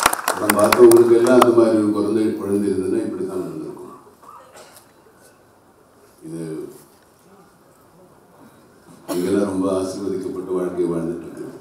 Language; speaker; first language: Tamil; non-native, fluent; Malayalam